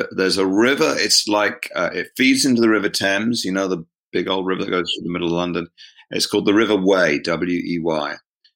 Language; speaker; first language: English; native; English